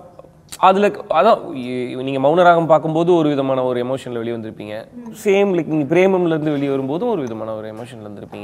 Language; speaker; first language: Tamil; native; Tamil